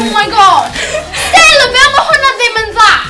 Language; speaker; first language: Welsh; non-native, local second language; English